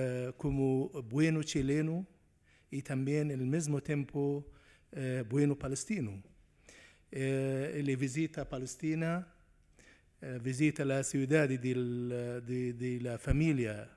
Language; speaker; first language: Spanish; non-native, learner; Arabic